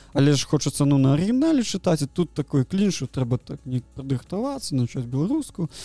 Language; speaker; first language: Belarusian; non-native, local second language; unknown